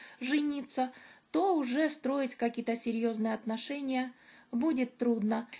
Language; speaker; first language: Russian; native; Russian